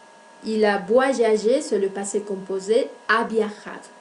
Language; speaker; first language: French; non-native, fluent; Spanish